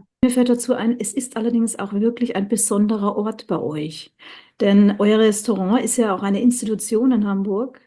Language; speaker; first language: German; native; German